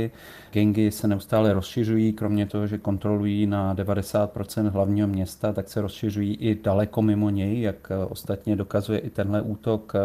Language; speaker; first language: Czech; native; Czech